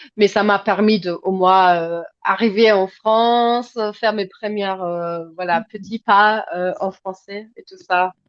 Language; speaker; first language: French; non-native, fluent; German